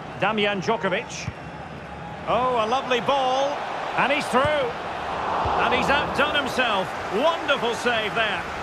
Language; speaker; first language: English; native; English